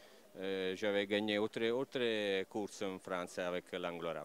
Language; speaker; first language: French; non-native, learner; Italian